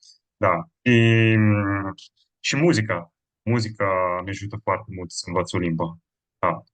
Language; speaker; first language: Romanian; non-native, fluent; Italian